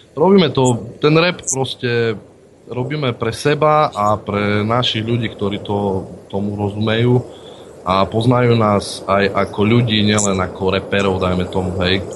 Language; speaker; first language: Slovak; native; Slovak